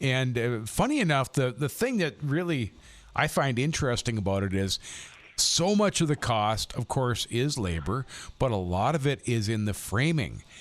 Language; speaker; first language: English; native; English